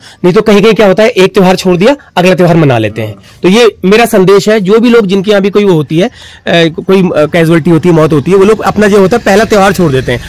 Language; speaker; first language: Hindi; native; Hindi